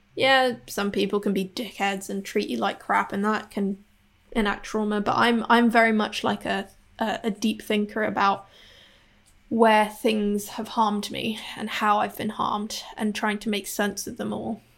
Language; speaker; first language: English; non-native, local second language; Cantonese